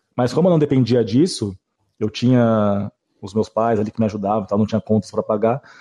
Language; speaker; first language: Portuguese; native; Portuguese